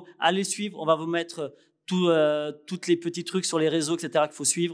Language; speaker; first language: French; native; French